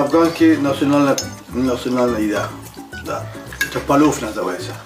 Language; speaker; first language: Russian; non-native, learner; Persian